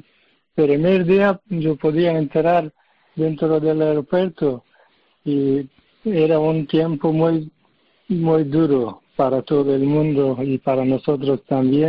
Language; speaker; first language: Spanish; non-native, learner; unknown